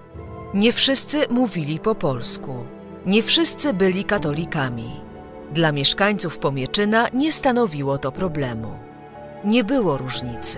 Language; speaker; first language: Polish; native; Polish